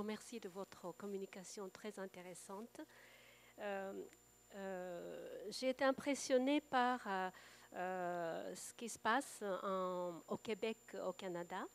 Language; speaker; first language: French; non-native, fluent; Japanese